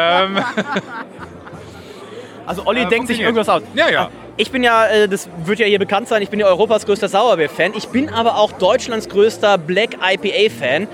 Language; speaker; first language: German; native; German